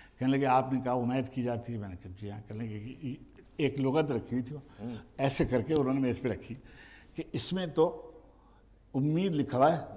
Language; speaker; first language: Urdu; native; Urdu